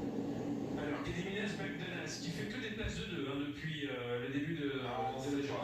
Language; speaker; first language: French; native; French